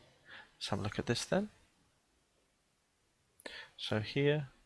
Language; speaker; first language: English; native; English